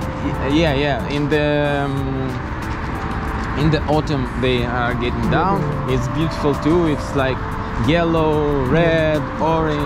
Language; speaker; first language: English; non-native, learner; Russian